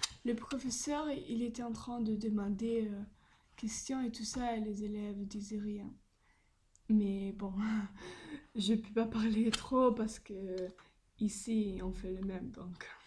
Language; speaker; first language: French; non-native, learner; Spanish